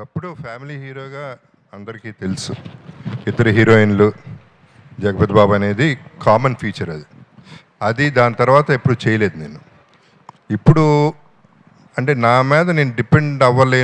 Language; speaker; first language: Telugu; native; Telugu